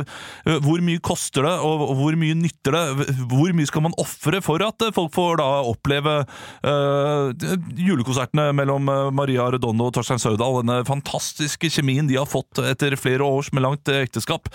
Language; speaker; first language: Norwegian; native; Norwegian